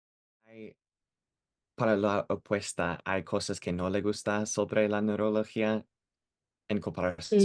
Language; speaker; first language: Spanish; non-native, learner; English